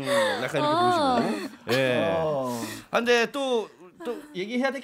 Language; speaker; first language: Korean; native; Korean